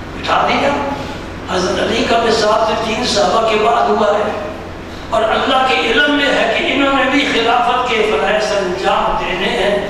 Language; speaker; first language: Urdu; non-native, local second language; Punjabi